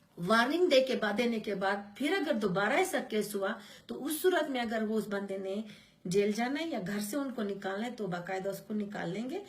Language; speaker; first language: Urdu; non-native, local second language; Punjabi